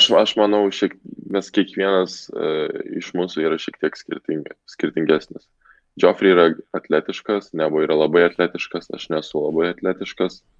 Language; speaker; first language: Lithuanian; non-native, local second language; Polish